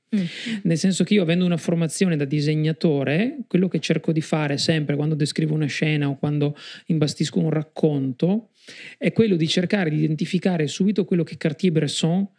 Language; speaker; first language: Italian; native; Italian